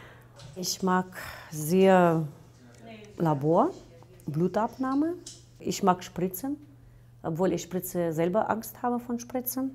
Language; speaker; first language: German; non-native, fluent; Russian